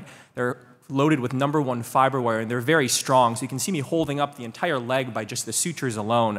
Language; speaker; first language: English; native; English